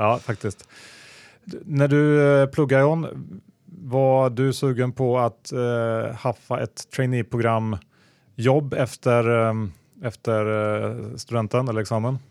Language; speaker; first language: Swedish; native; Swedish